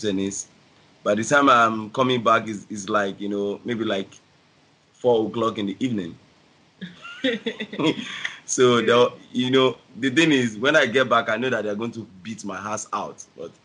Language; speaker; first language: English; non-native, local second language; Yoruba